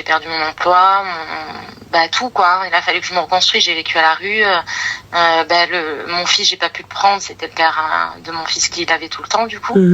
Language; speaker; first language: French; native; French